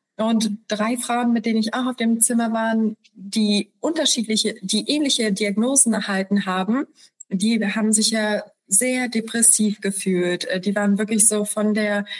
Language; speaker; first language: German; early bilingual, other home language; Polish